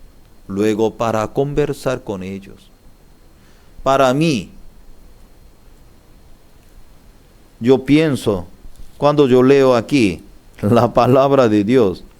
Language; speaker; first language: Spanish; non-native, learner; Korean